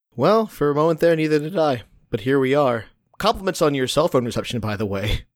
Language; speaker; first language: English; early bilingual, other home language; Hindi